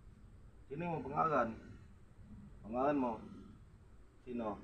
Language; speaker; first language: Filipino; non-native, local second language; Cebuano